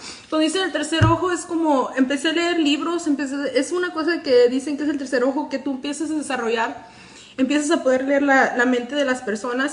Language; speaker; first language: Spanish; native; Spanish